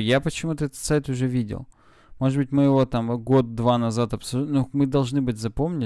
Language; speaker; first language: Russian; native; Russian